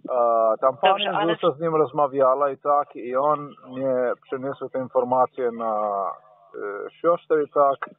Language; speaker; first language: Polish; non-native, learner; Slovenian